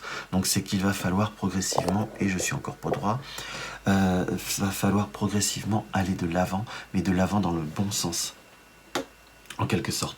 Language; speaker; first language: French; native; French